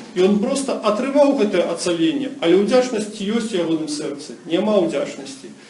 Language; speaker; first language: Belarusian; non-native, local second language; Russian